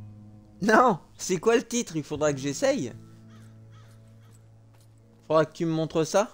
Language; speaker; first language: French; native; French